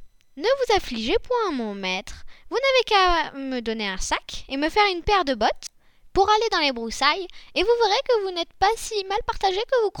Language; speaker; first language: French; native; French